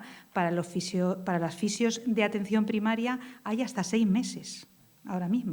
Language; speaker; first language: Spanish; native; Spanish